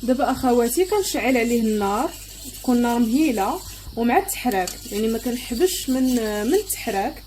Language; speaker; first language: Arabic; native; Arabic